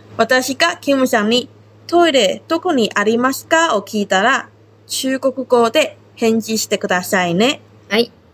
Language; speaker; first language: Japanese; non-native, fluent; Chinese